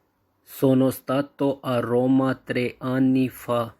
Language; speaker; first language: Italian; non-native, fluent; Urdu